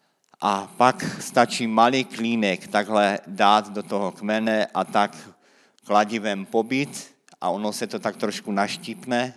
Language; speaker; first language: Czech; native; Czech